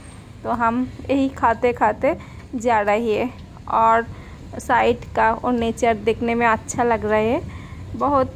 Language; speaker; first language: Hindi; non-native, local second language; Bangla